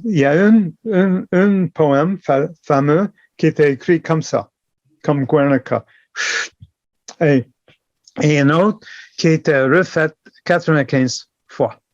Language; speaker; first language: French; non-native, local second language; English